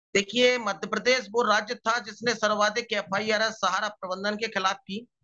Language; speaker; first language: Hindi; native; Hindi